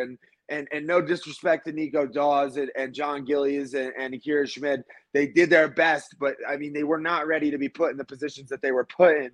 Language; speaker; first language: English; native; English